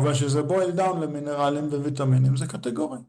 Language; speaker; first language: Hebrew; native; Hebrew